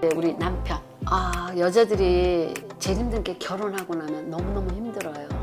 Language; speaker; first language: Korean; native; Korean